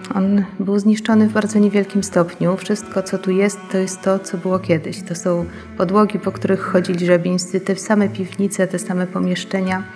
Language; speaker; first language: Polish; native; Polish